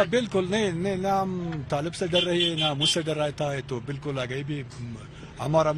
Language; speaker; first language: Hindi; non-native, learner; Persian